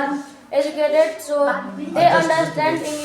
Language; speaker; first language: English; non-native, learner; Hindi